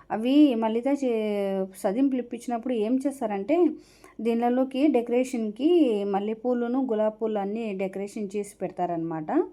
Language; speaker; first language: Telugu; non-native, local second language; Urdu